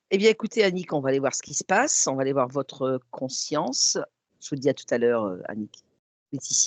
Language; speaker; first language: French; native; French